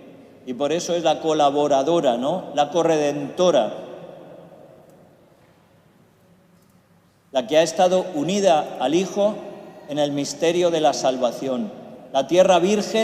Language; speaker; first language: Spanish; native; Spanish